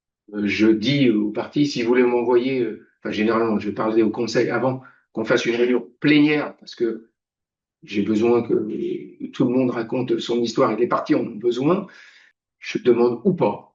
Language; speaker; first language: French; native; French